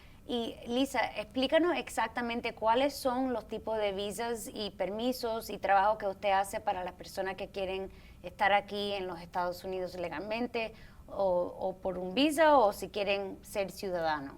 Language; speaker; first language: Spanish; early bilingual, heritage; Spanish